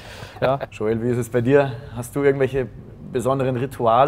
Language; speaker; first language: German; native; German